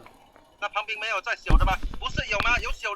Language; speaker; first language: Chinese; native; Chinese